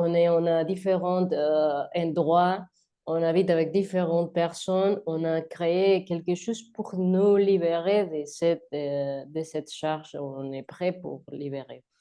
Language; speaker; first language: French; non-native, learner; Spanish